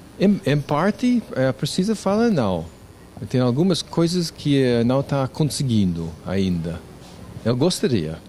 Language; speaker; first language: Portuguese; non-native, learner; English